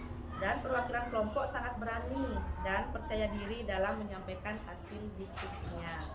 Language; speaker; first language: Indonesian; native; Indonesian